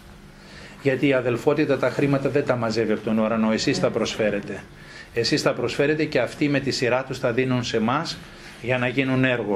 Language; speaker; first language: Greek; native; Greek